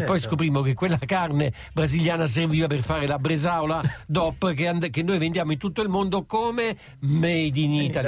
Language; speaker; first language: Italian; native; Italian